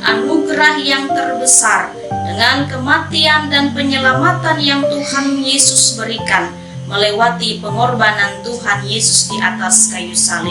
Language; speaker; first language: Indonesian; native; Indonesian